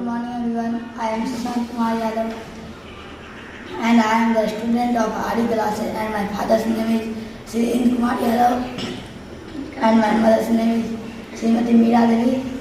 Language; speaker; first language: English; non-native, learner; Hindi